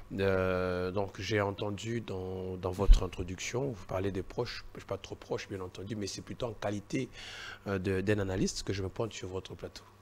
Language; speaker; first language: French; non-native, local second language; Luba-Lulua